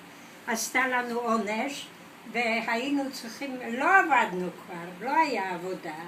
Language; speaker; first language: Hebrew; non-native, fluent; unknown